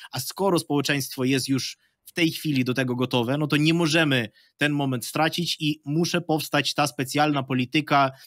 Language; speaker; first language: Polish; non-native, fluent; Ukrainian